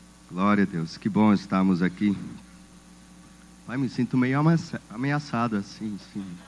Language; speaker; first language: Portuguese; non-native, fluent; German